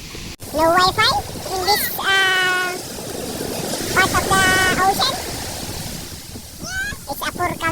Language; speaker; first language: English; non-native, local second language; Filipino